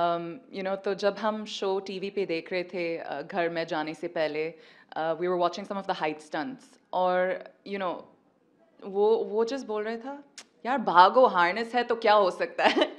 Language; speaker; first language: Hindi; early bilingual, heritage; Hindi